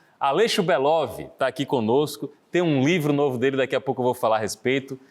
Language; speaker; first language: Portuguese; native; Portuguese